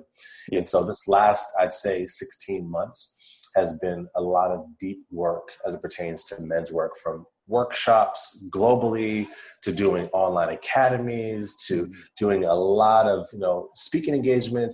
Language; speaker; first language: English; native; English